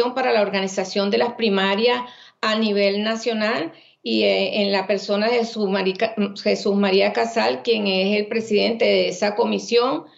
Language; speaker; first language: Spanish; native; Spanish